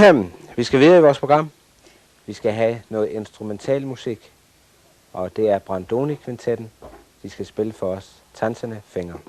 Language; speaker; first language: Danish; native; Danish